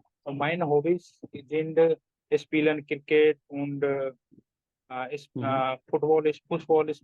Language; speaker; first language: German; non-native, learner; Hindi